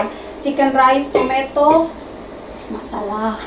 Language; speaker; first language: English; non-native, learner; Indonesian